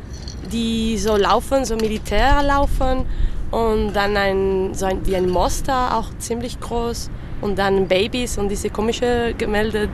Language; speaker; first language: German; non-native, learner; French